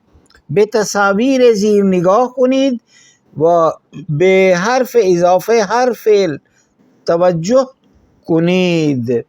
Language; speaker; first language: Persian; non-native, fluent; Urdu